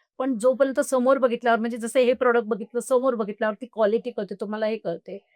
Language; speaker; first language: Marathi; non-native, local second language; Marwari